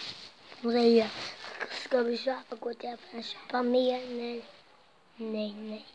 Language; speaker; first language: Swedish; non-native, local second language; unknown